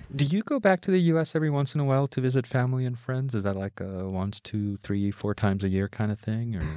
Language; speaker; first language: English; early bilingual, heritage; English